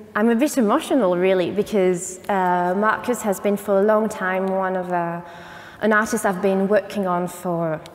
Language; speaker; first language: English; non-native, fluent; French